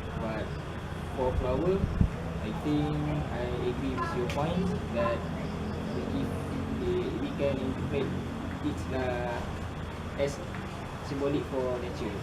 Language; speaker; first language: English; non-native, learner; Malay